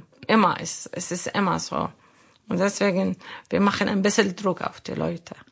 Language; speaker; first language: German; non-native, learner; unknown